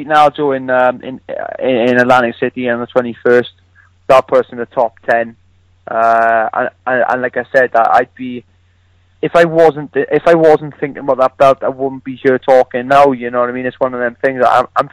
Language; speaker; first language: English; native; English